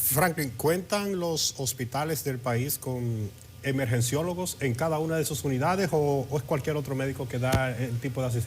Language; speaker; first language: Spanish; native; Spanish